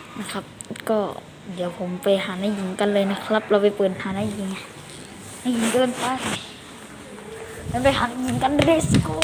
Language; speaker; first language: Thai; native; Thai